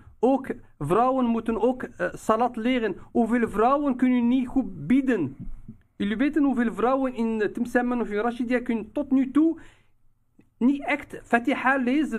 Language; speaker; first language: Dutch; non-native, fluent; Riffian